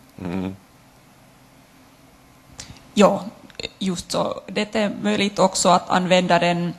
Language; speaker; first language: Swedish; non-native, local second language; Finnish